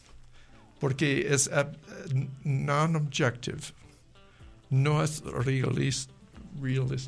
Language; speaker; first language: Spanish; non-native, learner; English